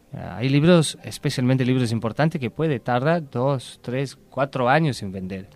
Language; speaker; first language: Spanish; non-native, fluent; English